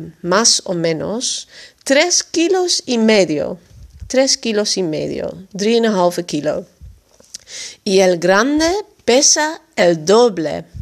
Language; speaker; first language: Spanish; non-native, fluent; Dutch